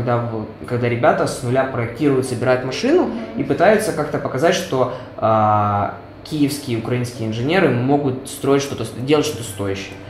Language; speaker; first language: Russian; non-native, local second language; Ukrainian